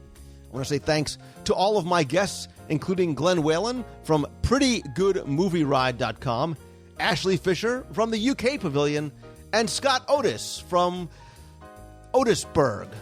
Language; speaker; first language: English; native; English